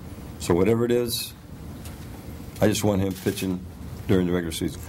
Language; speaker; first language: English; native; English